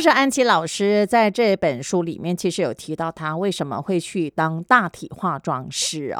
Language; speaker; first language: Chinese; native; Chinese